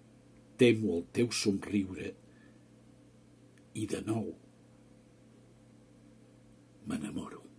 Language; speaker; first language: Catalan; native; Catalan